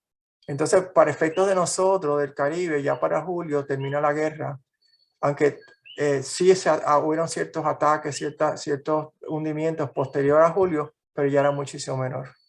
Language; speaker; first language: Spanish; native; Spanish